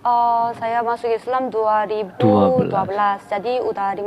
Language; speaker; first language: Indonesian; non-native, fluent; Korean